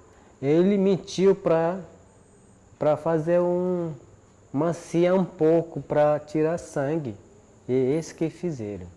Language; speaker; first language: Portuguese; non-native, local second language; Yanomámi